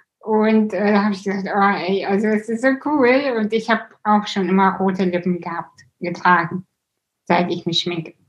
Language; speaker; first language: German; early bilingual, other home language; Russian